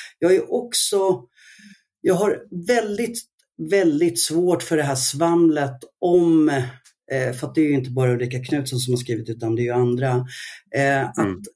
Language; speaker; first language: Swedish; early bilingual, other home language; Arabic